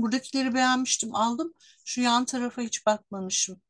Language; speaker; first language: Turkish; native; Turkish